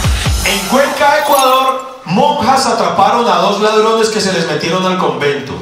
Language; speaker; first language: Spanish; native; Spanish